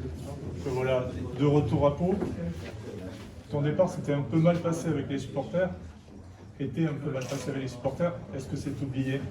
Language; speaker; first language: French; native; French